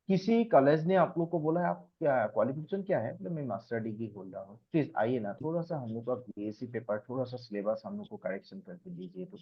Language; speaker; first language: Hindi; non-native, local second language; Assamese